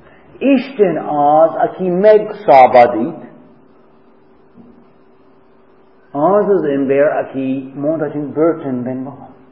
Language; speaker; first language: Hungarian; non-native, fluent; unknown